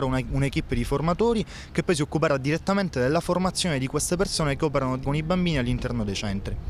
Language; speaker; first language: Italian; native; Italian